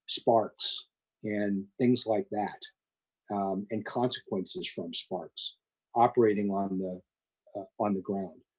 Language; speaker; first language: English; native; English